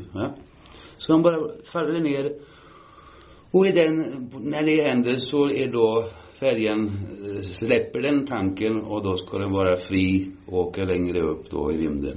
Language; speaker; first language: Swedish; early bilingual, heritage; Swedish